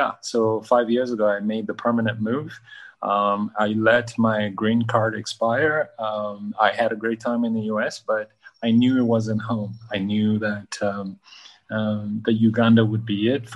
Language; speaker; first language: English; early bilingual, other home language; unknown